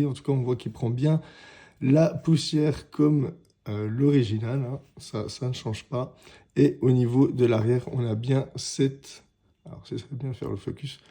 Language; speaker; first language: French; native; French